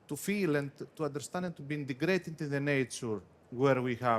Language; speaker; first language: English; non-native, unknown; Greek